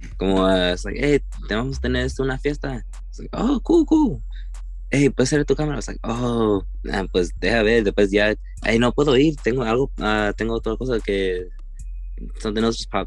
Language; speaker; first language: Spanish; early bilingual, heritage; Spanish